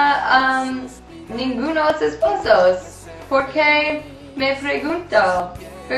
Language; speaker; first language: Spanish; non-native, learner; English